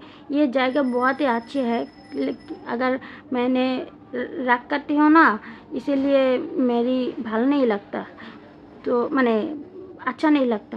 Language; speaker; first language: Hindi; non-native, learner; Bangla